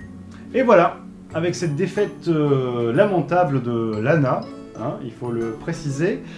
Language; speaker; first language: French; native; French